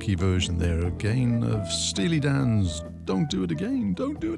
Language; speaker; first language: English; native; English